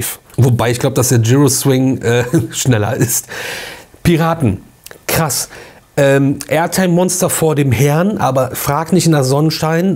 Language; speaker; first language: German; native; German